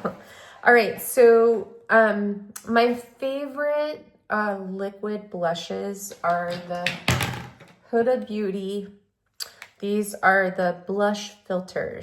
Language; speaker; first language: English; native; English